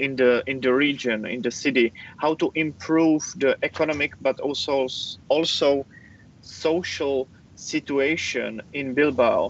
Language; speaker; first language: English; non-native, fluent; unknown